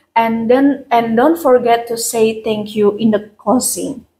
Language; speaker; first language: English; non-native, learner; Indonesian